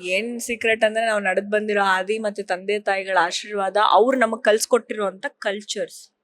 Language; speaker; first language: Kannada; native; Kannada